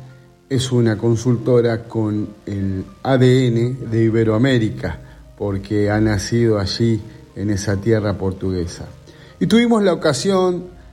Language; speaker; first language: Spanish; native; Spanish